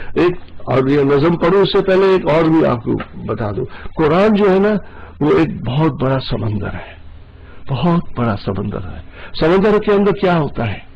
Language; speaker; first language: Urdu; non-native, local second language; Gujarati